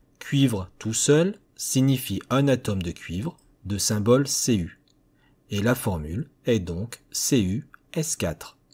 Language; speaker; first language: French; native; French